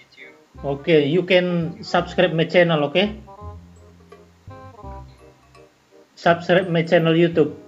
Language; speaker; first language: English; non-native, learner; Indonesian